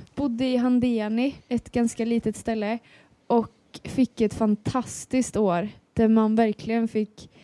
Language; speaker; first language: Swedish; native; Swedish